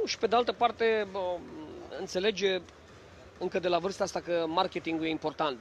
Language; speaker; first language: Romanian; native; Romanian